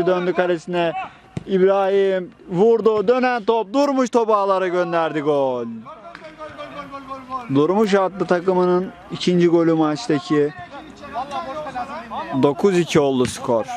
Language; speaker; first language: Turkish; native; Turkish